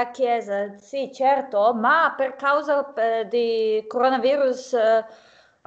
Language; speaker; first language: Italian; non-native, fluent; Serbian